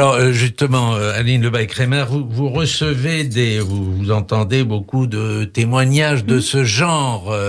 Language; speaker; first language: French; native; French